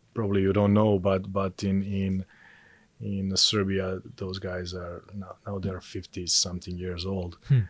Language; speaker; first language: English; non-native, fluent; Serbian